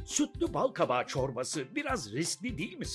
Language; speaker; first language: Turkish; native; Turkish